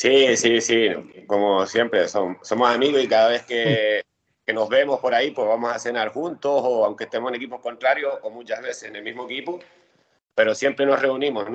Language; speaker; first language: Spanish; native; Spanish